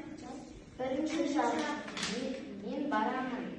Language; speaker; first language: Kazakh; native; Kazakh